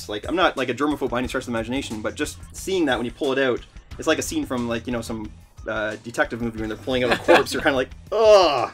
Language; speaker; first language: English; native; English